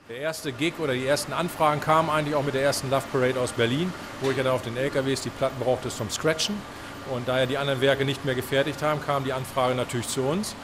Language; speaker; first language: German; native; German